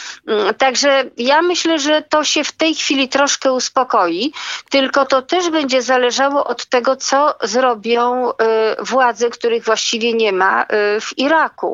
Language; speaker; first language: Polish; native; Polish